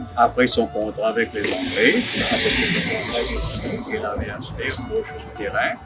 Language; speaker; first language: French; non-native, local second language; Morisyen